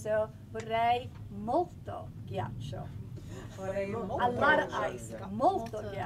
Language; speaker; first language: Italian; early bilingual, heritage; English